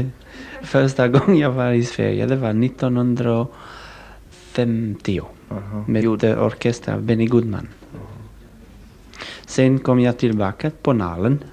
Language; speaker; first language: Swedish; non-native, learner; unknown